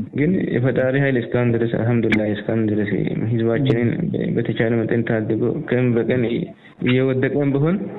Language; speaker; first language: Amharic; non-native, local second language; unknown